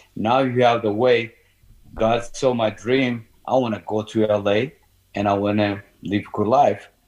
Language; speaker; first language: English; non-native, learner; Amharic